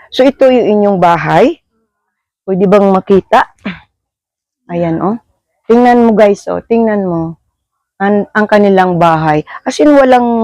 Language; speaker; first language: Filipino; non-native, local second language; Hiligaynon